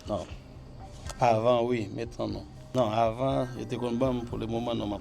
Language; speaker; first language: French; non-native, learner; Spanish